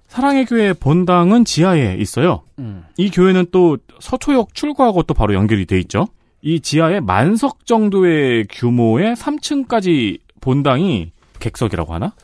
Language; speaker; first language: Korean; native; Korean